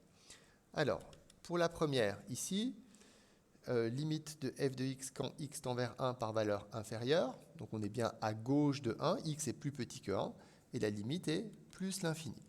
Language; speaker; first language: French; native; French